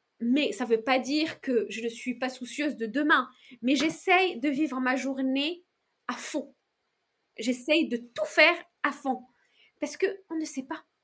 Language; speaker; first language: French; non-native, local second language; Arabic